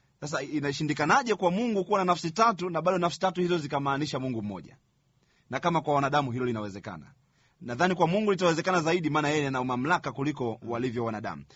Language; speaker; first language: Swahili; native; Swahili